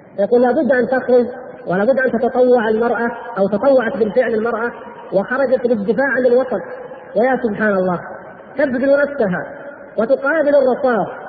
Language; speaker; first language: Arabic; native; Arabic